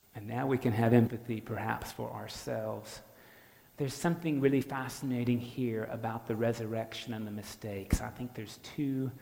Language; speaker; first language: English; native; English